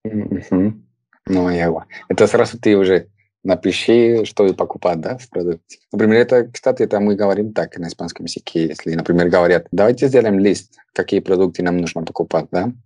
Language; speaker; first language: Russian; non-native, fluent; Spanish